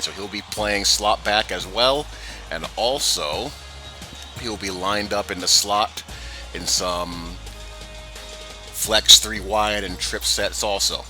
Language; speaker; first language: English; native; English